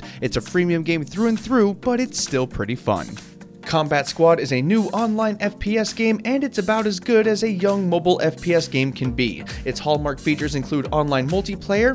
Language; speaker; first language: English; native; English